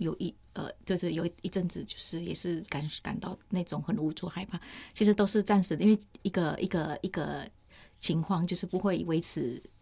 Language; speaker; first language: Chinese; non-native, fluent; Vietnamese